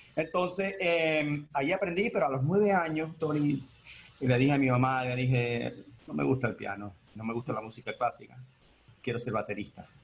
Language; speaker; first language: Spanish; early bilingual, heritage; Spanish